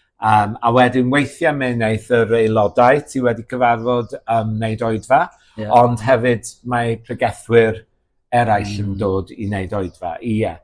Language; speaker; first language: Welsh; native; Welsh